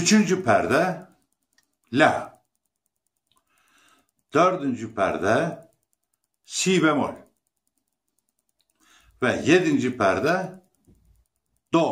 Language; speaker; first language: Turkish; native; Turkish